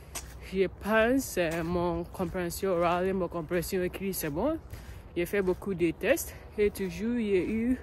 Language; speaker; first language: French; non-native, learner; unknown